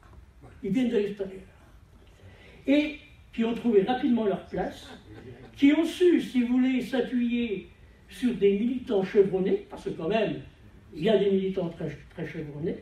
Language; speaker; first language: French; native; French